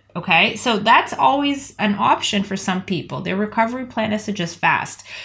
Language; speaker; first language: English; native; English